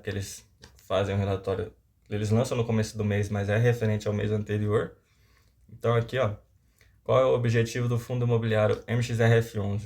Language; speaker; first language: Portuguese; native; Portuguese